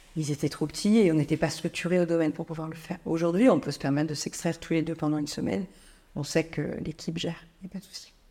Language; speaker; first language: French; native; French